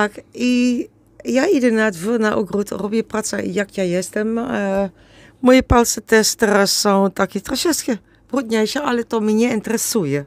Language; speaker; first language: Polish; non-native, learner; Dutch